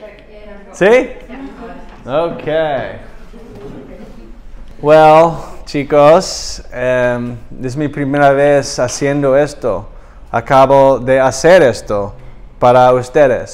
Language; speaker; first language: Spanish; non-native, learner; English